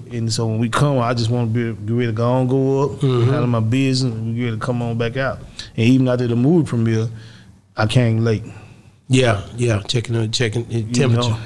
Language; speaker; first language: English; native; English